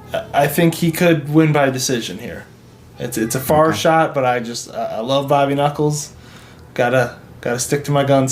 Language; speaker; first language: English; native; English